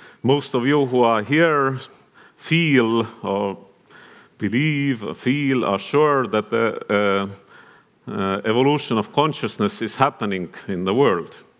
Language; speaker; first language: English; non-native, fluent; Estonian